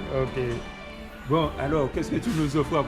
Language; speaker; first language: French; native; French